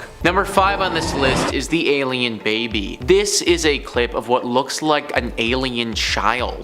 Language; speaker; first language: English; native; English